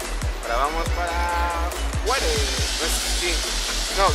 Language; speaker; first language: Spanish; native; Spanish